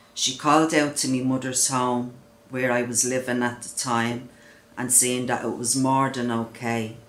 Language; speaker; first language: English; native; English